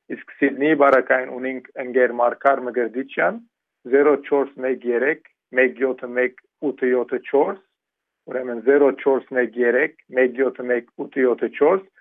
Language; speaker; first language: Armenian; early bilingual, heritage; Armenian